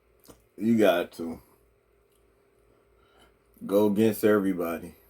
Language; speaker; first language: English; native; English